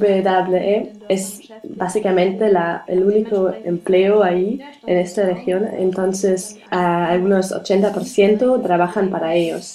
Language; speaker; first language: Spanish; non-native, learner; German